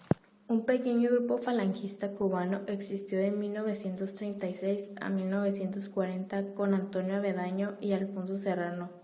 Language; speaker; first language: Spanish; native; Spanish